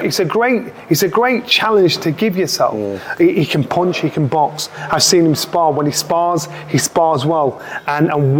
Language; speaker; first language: English; native; English